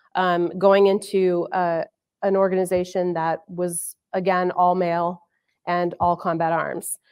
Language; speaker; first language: English; native; English